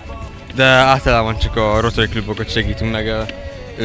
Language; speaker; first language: Hungarian; native; Hungarian